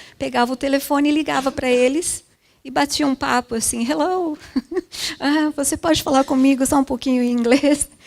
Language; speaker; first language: Portuguese; early bilingual, other home language; Japanese